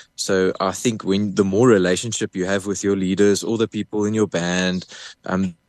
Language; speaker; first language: English; native; English